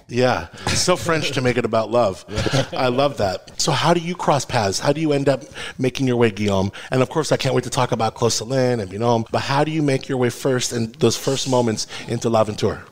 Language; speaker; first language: English; native; English